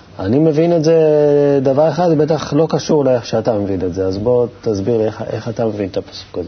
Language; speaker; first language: Hebrew; native; Hebrew